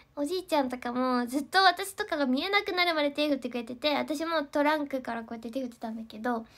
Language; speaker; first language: Japanese; native; Japanese